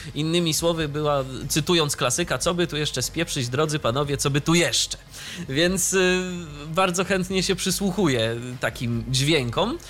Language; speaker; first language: Polish; native; Polish